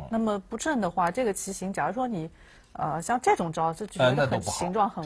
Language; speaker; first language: Chinese; native; Chinese